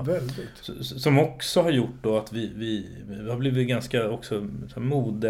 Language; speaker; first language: Swedish; native; Swedish